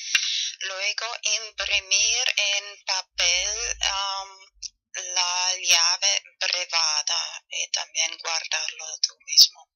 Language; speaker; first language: Spanish; non-native, learner; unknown